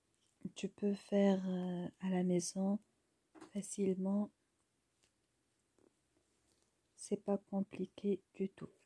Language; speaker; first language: French; non-native, local second language; Arabic